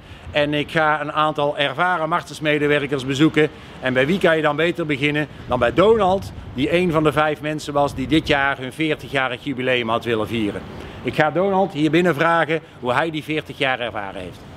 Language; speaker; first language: Dutch; native; Dutch